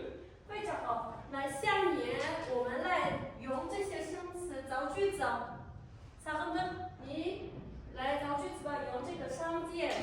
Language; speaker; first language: Chinese; non-native, fluent; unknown